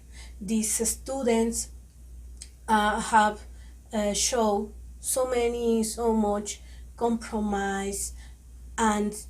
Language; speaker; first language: English; non-native, learner; Spanish